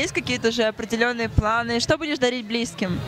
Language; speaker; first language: Russian; native; Russian